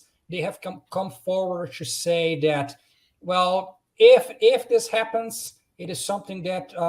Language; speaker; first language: English; non-native, fluent; Portuguese